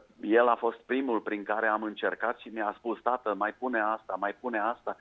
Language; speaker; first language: Romanian; non-native, fluent; Czech